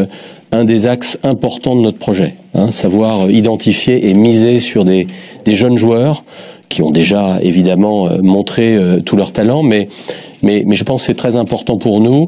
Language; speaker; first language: French; native; French